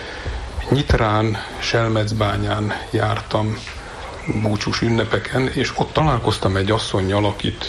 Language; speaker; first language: Hungarian; native; Hungarian